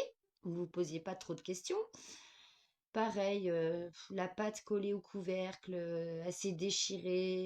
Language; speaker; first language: French; native; French